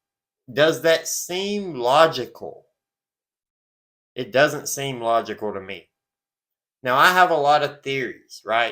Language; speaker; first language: English; native; English